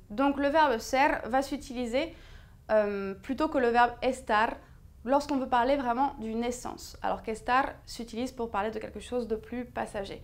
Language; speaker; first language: French; native; French